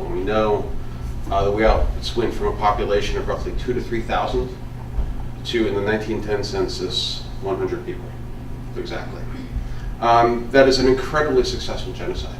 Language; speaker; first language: English; native; English